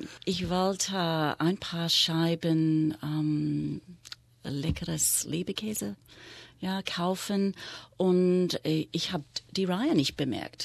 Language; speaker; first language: German; non-native, fluent; English